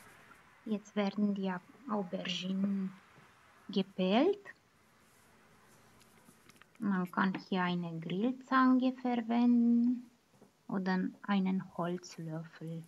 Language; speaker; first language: German; non-native, fluent; Romanian